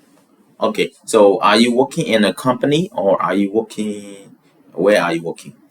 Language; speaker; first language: English; non-native, fluent; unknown